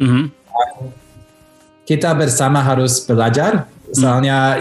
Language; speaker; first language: Indonesian; early bilingual, heritage; Indonesian